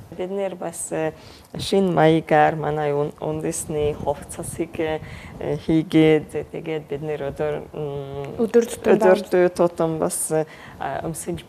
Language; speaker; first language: Mongolian; non-native, fluent; Hungarian